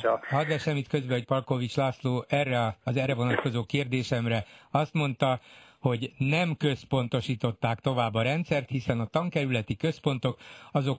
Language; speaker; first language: Hungarian; native; Hungarian